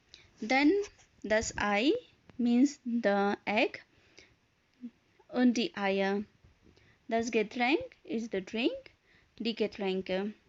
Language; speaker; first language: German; non-native, fluent; Hindi